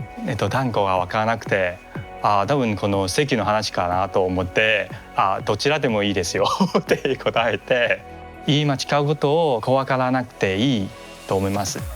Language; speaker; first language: Japanese; non-native, fluent; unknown